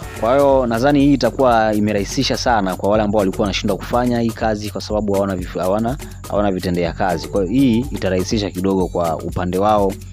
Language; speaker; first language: Swahili; native; Swahili